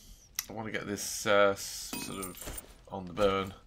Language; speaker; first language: English; native; English